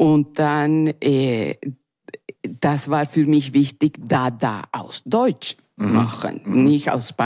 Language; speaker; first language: German; non-native, learner; Spanish